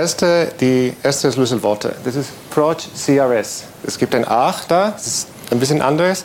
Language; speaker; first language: German; non-native, fluent; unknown